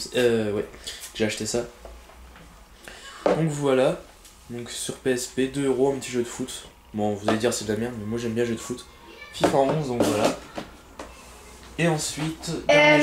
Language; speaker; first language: French; native; French